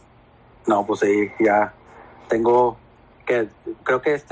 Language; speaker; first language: Spanish; native; Spanish